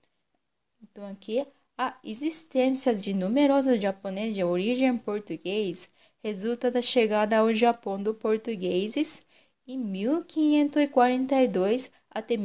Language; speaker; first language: Portuguese; non-native, local second language; Japanese